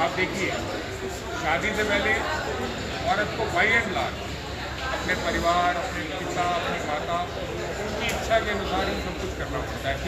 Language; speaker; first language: Hindi; native; Hindi